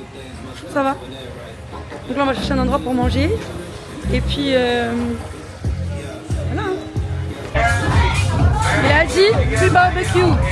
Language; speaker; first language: French; native; French